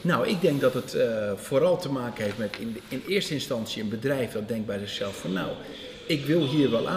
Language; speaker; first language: Dutch; native; Dutch